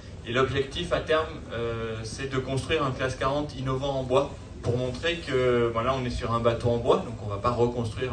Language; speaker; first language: French; native; French